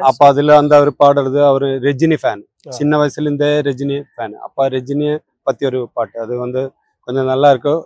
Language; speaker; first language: Tamil; non-native, learner; Malayalam